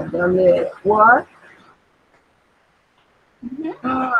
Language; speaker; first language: English; non-native, learner; Spanish